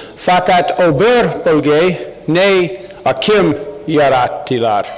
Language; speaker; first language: Turkish; non-native, learner; English